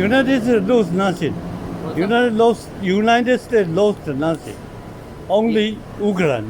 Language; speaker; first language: English; non-native, learner; Chinese